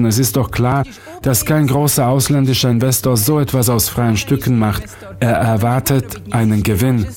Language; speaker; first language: German; non-native, fluent; Slovak